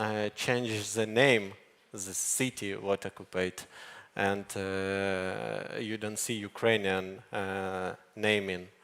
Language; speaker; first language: English; non-native, learner; Ukrainian